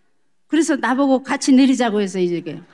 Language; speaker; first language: Korean; native; Korean